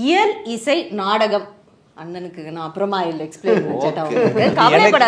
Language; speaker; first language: Tamil; native; Tamil